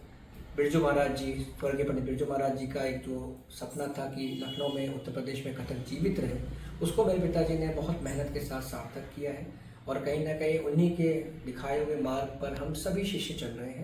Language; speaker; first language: Hindi; native; Hindi